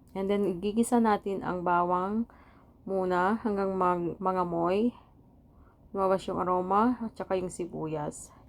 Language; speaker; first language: Filipino; non-native, local second language; Iloko